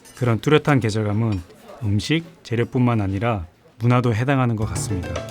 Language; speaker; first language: Korean; native; Korean